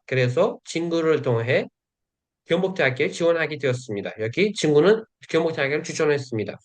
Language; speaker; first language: Korean; non-native, fluent; Uzbek